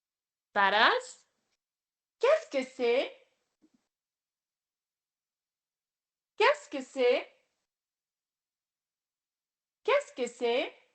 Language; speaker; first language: French; non-native, fluent; Welsh